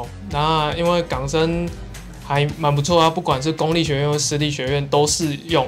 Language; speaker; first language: Chinese; native; Chinese